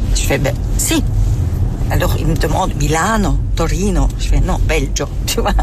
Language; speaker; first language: French; native; French